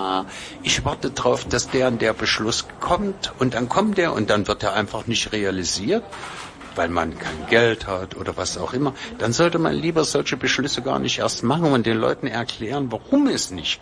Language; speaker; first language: German; native; German